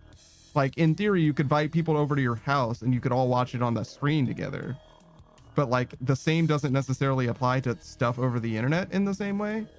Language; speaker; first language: English; native; English